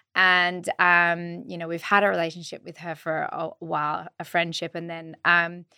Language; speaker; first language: English; native; English